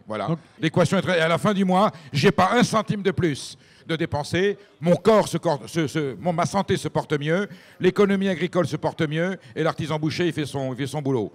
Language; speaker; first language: French; native; French